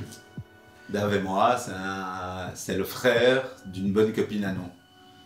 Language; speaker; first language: French; native; French